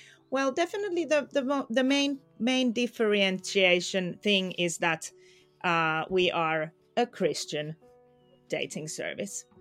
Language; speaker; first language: English; non-native, fluent; Finnish